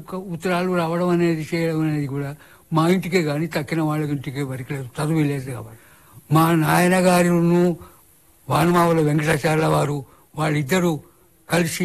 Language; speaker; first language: Telugu; non-native, local second language; Marathi